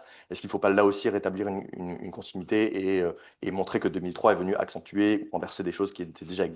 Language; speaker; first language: French; native; French